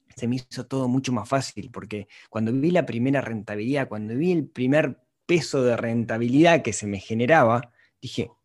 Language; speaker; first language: Spanish; native; Spanish